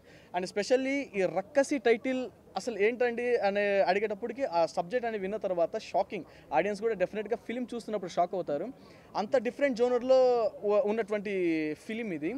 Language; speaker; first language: Telugu; native; Telugu